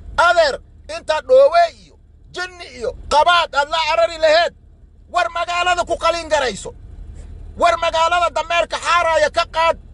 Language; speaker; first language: Somali; native; Somali